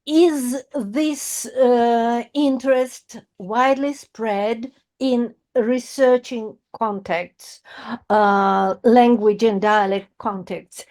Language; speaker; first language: English; non-native, fluent; Russian